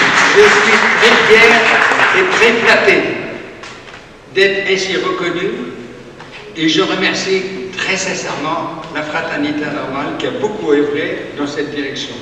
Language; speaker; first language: French; native; French